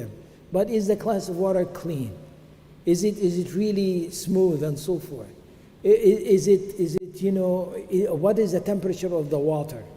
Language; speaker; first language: English; non-native, fluent; Arabic